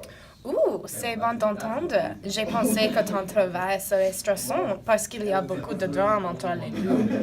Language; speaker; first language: French; non-native, learner; English